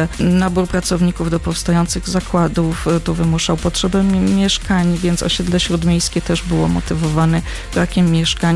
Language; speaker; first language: Polish; native; Polish